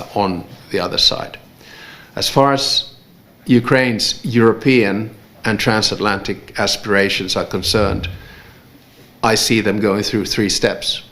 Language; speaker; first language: English; non-native, fluent; Finnish